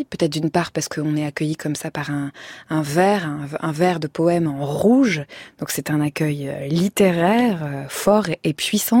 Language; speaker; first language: French; native; French